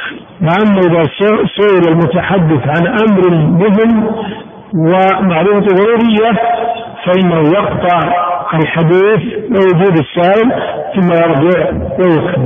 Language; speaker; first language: Arabic; native; Arabic